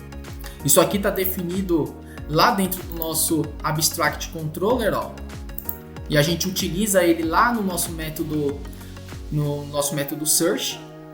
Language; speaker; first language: Portuguese; native; Portuguese